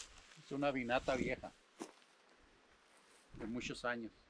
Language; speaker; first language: Spanish; native; Spanish